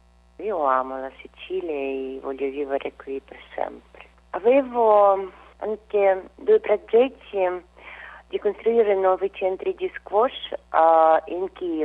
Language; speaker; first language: Italian; non-native, fluent; Russian